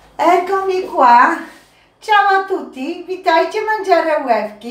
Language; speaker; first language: Italian; non-native, learner; Polish